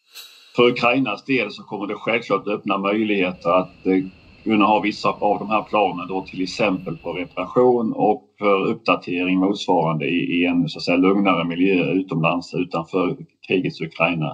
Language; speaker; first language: Swedish; native; Swedish